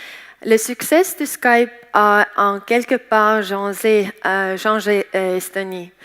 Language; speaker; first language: French; non-native, learner; Estonian